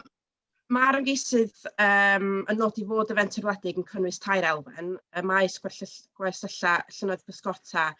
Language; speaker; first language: Welsh; native; Welsh